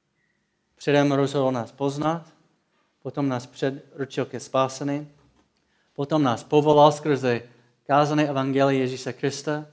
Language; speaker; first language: Czech; non-native, fluent; English